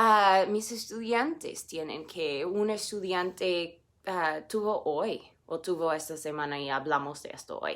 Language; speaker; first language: Spanish; non-native, fluent; English